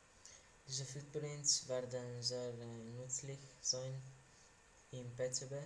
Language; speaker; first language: German; non-native, learner; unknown